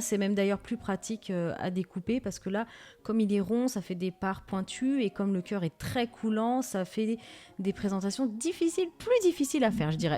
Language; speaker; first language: French; native; French